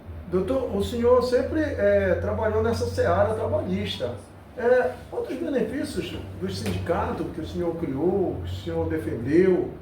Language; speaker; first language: Portuguese; native; Portuguese